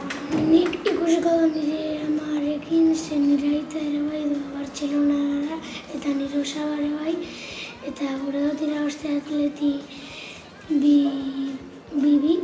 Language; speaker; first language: Basque; non-native, local second language; Spanish